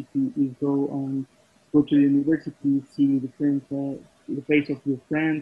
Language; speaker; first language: English; non-native, fluent; Spanish